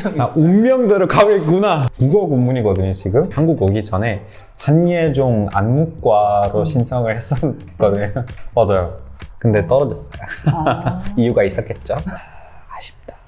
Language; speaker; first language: Korean; non-native, fluent; Persian